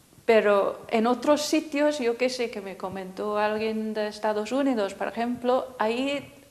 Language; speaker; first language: Spanish; non-native, fluent; English